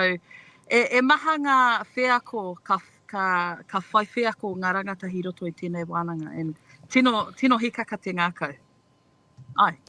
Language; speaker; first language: Māori; non-native, local second language; English